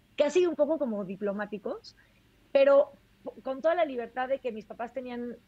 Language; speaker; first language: Spanish; native; Spanish